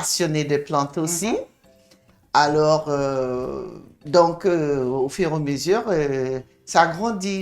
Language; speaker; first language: French; non-native, fluent; English